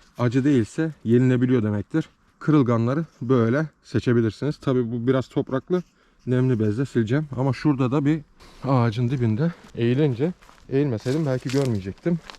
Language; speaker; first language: Turkish; early bilingual, heritage; Turkish